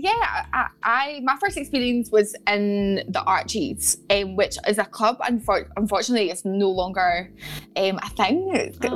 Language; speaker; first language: English; native; English